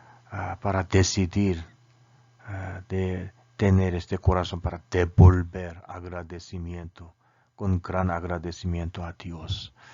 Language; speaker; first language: Spanish; non-native, learner; Korean